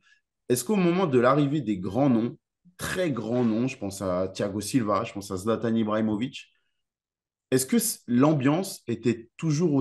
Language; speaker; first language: French; native; French